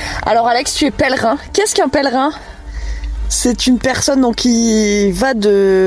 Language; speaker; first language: French; native; French